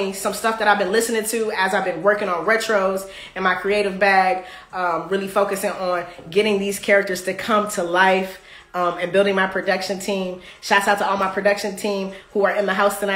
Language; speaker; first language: English; native; English